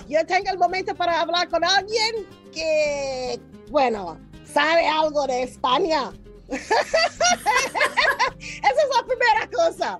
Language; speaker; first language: Spanish; non-native, fluent; French